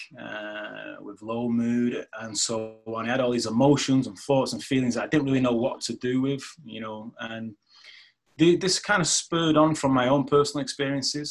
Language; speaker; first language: English; native; English